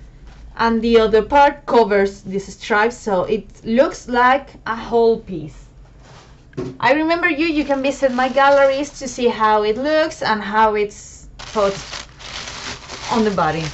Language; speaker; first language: English; non-native, fluent; Spanish